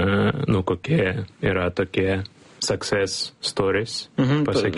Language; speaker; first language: Lithuanian; non-native, learner; Ukrainian